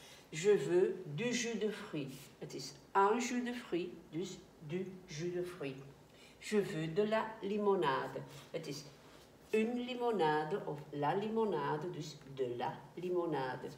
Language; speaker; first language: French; non-native, fluent; Dutch